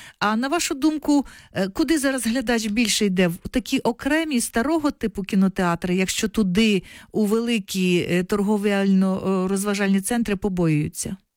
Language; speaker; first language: Ukrainian; native; Ukrainian